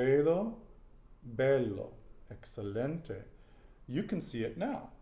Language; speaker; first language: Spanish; non-native, learner; English